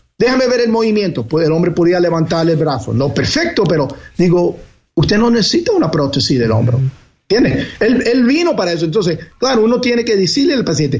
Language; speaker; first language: Spanish; early bilingual, heritage; Spanish